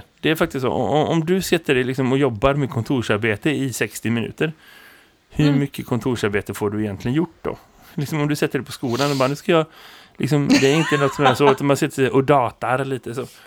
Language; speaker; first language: Swedish; native; Swedish